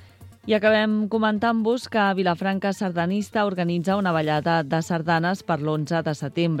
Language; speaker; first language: Catalan; native; Catalan